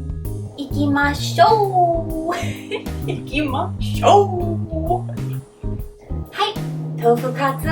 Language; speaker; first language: Japanese; non-native, learner; English